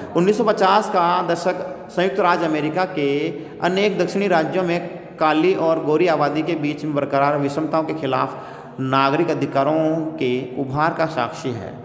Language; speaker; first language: Hindi; native; Hindi